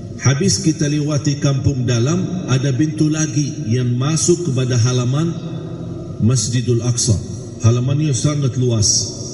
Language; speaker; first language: Malay; non-native, fluent; Arabic